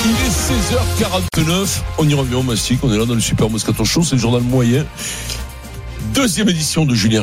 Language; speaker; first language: French; native; French